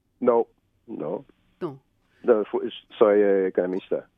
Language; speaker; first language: Spanish; non-native, learner; French